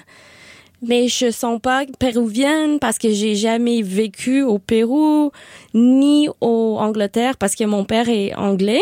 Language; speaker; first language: French; non-native, local second language; Spanish